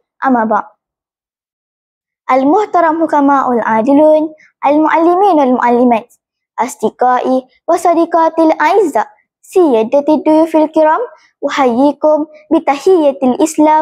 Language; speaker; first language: Arabic; non-native, learner; Malay